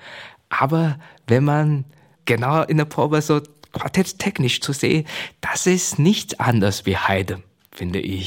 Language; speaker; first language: German; non-native, learner; Chinese